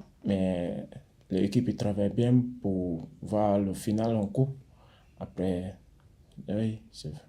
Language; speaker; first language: French; non-native, learner; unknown